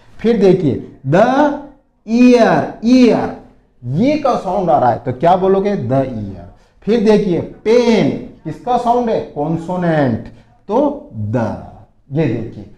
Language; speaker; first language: Hindi; native; Hindi